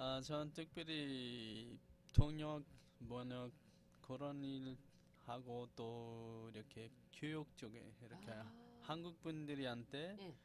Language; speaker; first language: Korean; non-native, fluent; Bangla